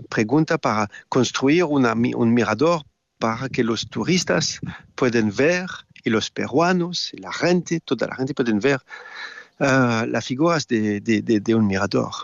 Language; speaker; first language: Spanish; non-native, learner; French